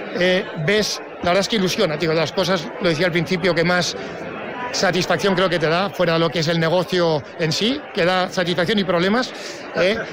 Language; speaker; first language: Spanish; non-native, local second language; Catalan